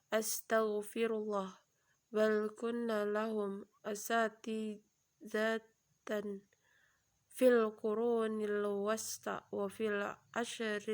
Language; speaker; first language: Arabic; non-native, learner; Indonesian